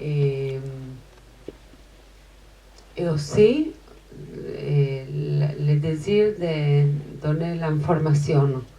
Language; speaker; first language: French; non-native, fluent; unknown